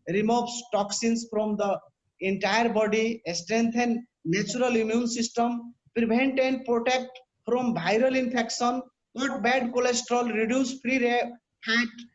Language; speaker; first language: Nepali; non-native, local second language; Bhojpuri